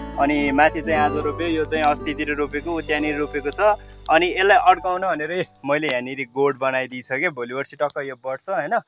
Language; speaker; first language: Nepali; non-native, local second language; Eastern Tamang